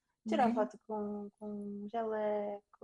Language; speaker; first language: Portuguese; native; Portuguese